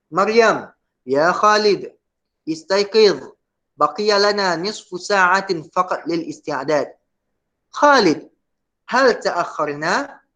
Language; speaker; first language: Arabic; non-native, fluent; Malay